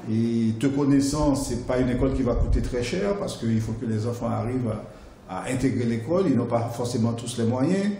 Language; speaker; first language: French; non-native, local second language; Haitian Creole